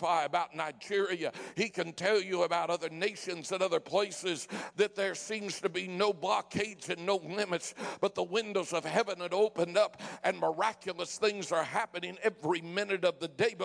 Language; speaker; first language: English; native; English